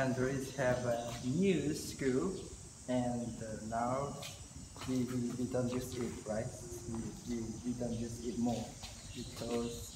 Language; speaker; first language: English; non-native, learner; Khmer